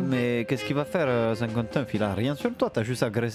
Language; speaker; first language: French; native; French